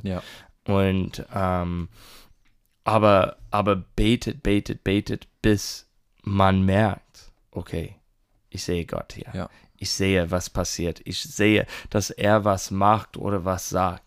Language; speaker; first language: German; non-native, learner; English